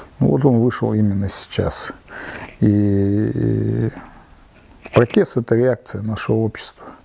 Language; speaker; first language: Russian; native; Russian